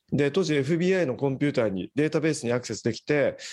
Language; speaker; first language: Japanese; native; Japanese